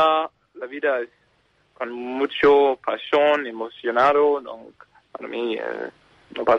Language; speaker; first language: Spanish; non-native, learner; Danish